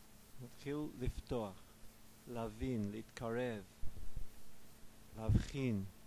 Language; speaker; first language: Hebrew; non-native, fluent; English